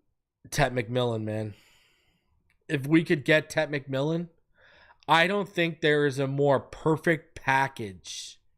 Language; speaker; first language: English; native; English